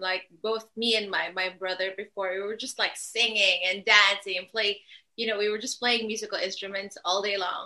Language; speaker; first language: English; non-native, local second language; Filipino